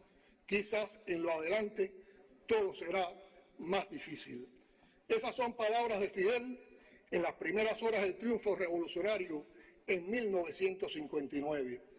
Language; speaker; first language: Spanish; native; Spanish